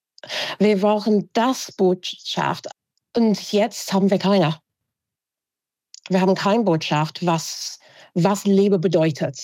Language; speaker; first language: German; non-native, fluent; English